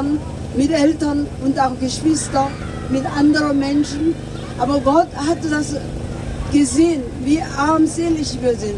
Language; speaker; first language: German; non-native, fluent; Korean